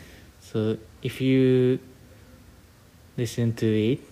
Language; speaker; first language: English; non-native, learner; Japanese